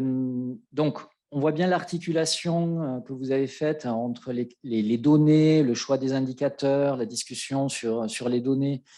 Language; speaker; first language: French; native; French